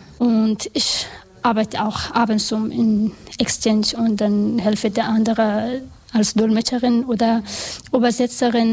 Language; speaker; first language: German; non-native, learner; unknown